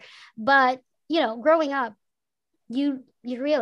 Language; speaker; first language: English; non-native, local second language; Filipino